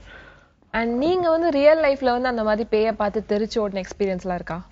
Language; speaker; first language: Tamil; native; Tamil